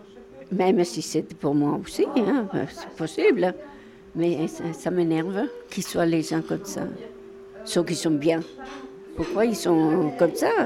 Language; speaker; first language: French; non-native, fluent; Spanish